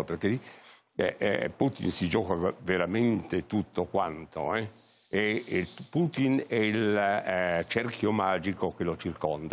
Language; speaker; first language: Italian; native; Italian